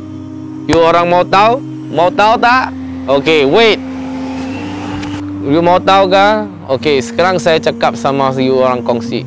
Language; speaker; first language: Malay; non-native, local second language; Min Nan Chinese